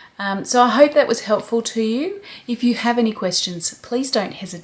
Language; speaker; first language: English; native; English